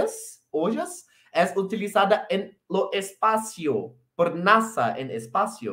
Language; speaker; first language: Spanish; non-native, local second language; Portuguese